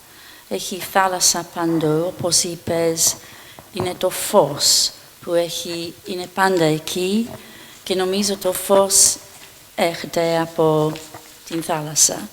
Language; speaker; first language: Greek; non-native, fluent; English